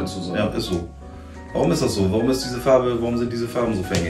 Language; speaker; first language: German; native; German